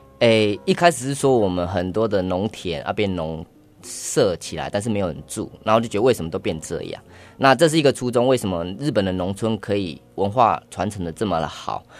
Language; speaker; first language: Chinese; native; Chinese